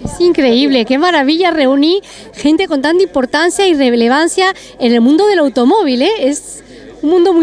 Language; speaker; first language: Spanish; native; Spanish